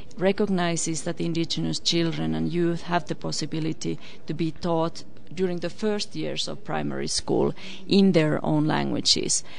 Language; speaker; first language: English; non-native, fluent; Finnish